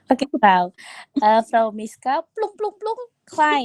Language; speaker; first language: German; non-native, learner; Indonesian